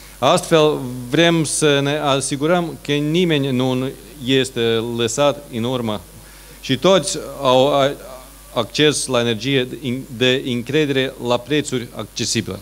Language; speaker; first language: Romanian; non-native, fluent; Latvian